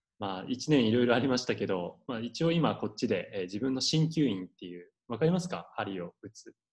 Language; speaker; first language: Japanese; native; Japanese